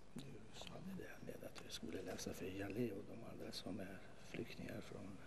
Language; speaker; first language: Swedish; non-native, fluent; Portuguese